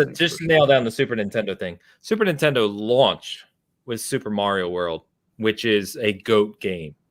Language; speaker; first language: English; native; English